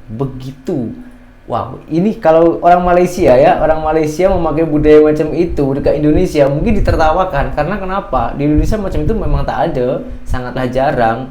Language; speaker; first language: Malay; native; Malay